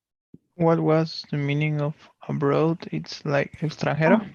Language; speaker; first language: English; non-native, learner; Portuguese